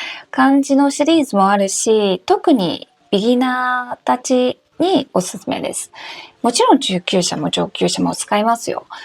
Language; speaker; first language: Japanese; non-native, fluent; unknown